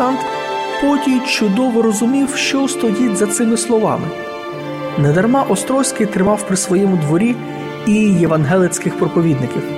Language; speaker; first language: Ukrainian; native; Ukrainian